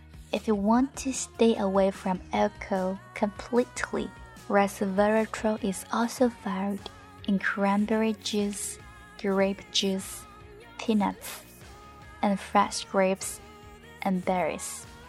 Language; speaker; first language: English; non-native, fluent; Chinese